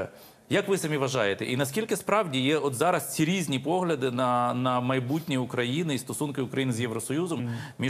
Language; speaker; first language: Ukrainian; native; Ukrainian